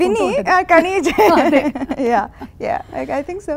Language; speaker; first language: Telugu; non-native, fluent; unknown